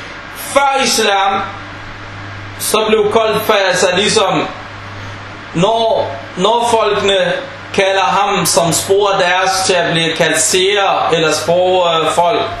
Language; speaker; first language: Danish; non-native, fluent; Arabic